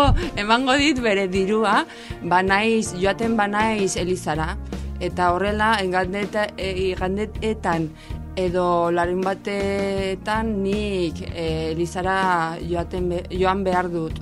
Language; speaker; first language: Basque; non-native, local second language; Spanish